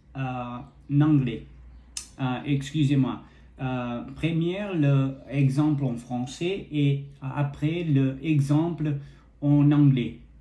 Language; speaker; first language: French; non-native, learner; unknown